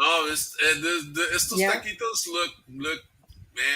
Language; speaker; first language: Spanish; early bilingual, other home language; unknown